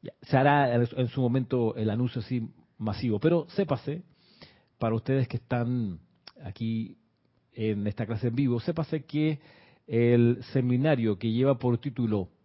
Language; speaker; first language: Spanish; native; Spanish